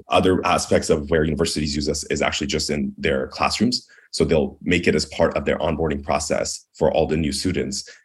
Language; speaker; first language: English; early bilingual, other home language; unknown